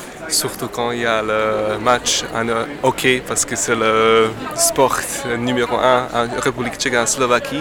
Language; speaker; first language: French; non-native, fluent; Slovak